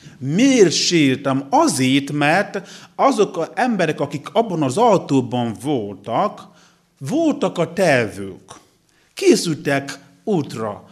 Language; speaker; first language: Hungarian; non-native, learner; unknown